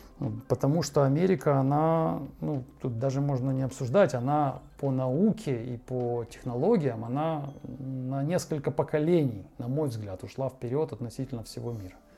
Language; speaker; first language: Russian; native; Russian